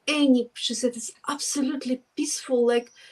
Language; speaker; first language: English; non-native, learner; Ukrainian